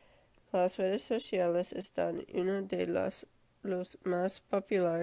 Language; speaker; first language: Spanish; non-native, learner; English